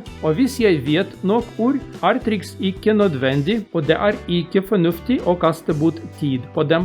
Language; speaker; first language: Norwegian; non-native, learner; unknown